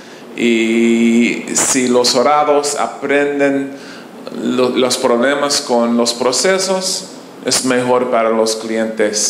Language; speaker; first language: Spanish; non-native, learner; English